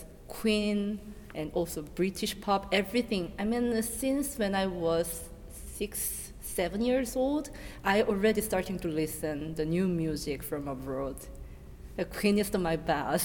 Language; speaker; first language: English; non-native, learner; Korean